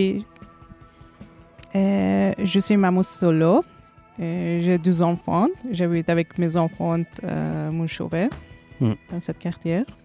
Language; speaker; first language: French; non-native, learner; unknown